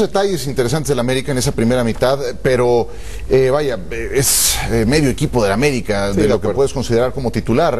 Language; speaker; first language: Spanish; native; Spanish